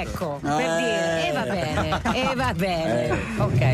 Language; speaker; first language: Italian; native; Italian